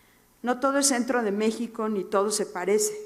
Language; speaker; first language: Spanish; native; Spanish